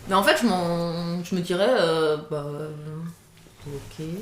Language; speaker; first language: French; native; French